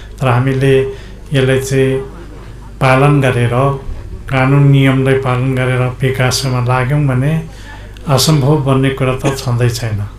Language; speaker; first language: Nepali; non-native, local second language; Limbu